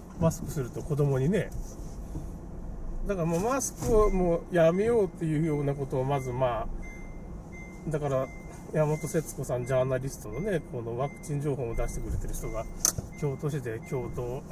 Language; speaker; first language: Japanese; native; Japanese